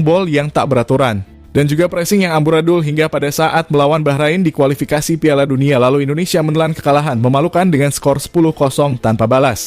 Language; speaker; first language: Indonesian; native; Indonesian